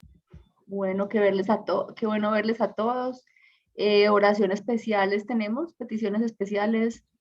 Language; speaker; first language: Spanish; native; Spanish